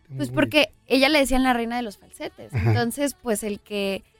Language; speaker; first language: Spanish; native; Spanish